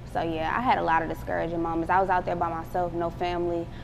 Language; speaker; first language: English; native; English